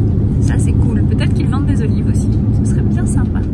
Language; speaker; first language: French; native; French